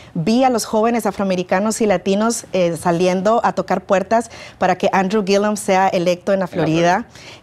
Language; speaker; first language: Spanish; native; Spanish